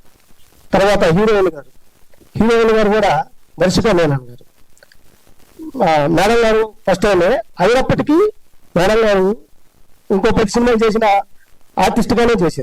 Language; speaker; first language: Telugu; native; Telugu